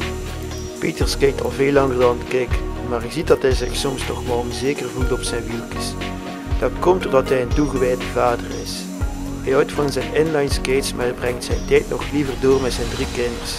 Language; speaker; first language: Dutch; native; Dutch